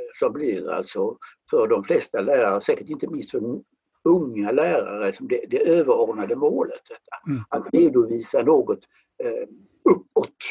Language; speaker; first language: Swedish; native; Swedish